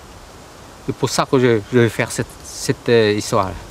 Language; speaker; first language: French; early bilingual, heritage; Vietnamese